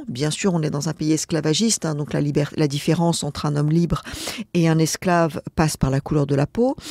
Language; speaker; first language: French; native; French